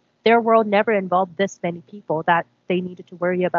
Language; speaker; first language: English; early bilingual, other home language; Korean